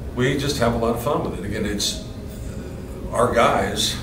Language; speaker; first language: English; native; English